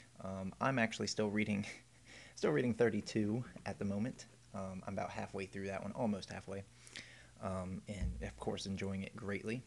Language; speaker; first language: English; native; English